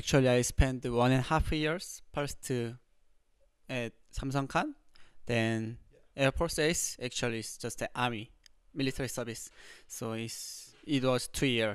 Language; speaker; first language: English; non-native, learner; Korean